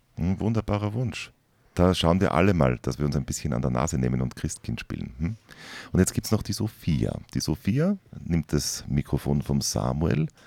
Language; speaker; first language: German; native; German